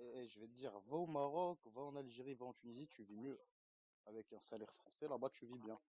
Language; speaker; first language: French; native; French